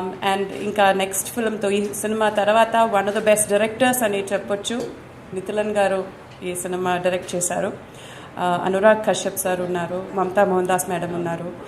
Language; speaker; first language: Telugu; non-native, fluent; Malayalam